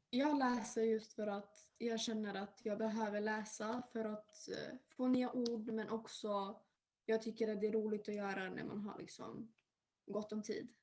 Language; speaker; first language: Swedish; early bilingual, other home language; Serbian